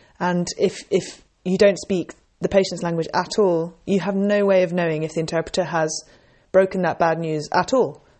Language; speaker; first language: English; native; English